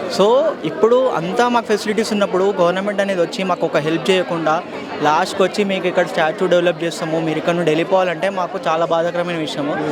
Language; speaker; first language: Telugu; native; Telugu